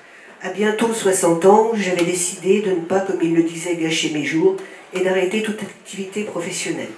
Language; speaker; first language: French; native; French